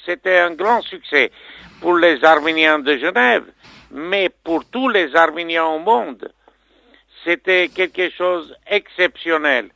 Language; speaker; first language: French; non-native, fluent; Armenian